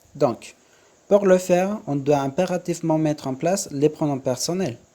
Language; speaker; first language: French; non-native, fluent; Spanish